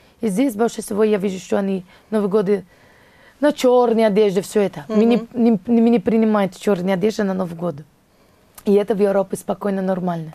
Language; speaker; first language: Russian; non-native, learner; Portuguese